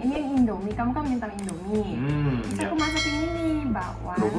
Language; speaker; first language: Indonesian; native; Indonesian